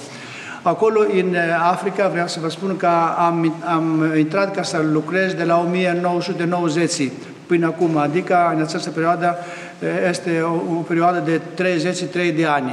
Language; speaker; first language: Romanian; non-native, fluent; Greek